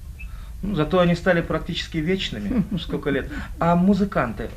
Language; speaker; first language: Russian; native; Russian